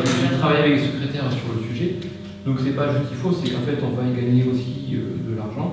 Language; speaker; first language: French; native; French